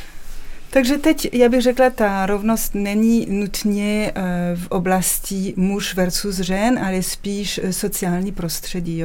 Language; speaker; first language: Czech; non-native, fluent; French